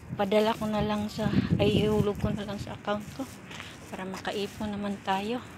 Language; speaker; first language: Filipino; non-native, local second language; Cebuano